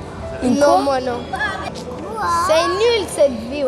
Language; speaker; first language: French; non-native, learner; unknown